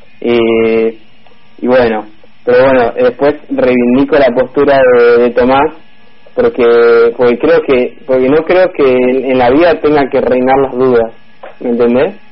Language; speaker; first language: Spanish; native; Spanish